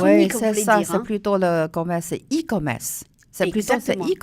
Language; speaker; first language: French; non-native, learner; Chinese